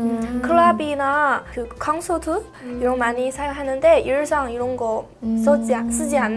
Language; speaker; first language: Korean; non-native, learner; Chinese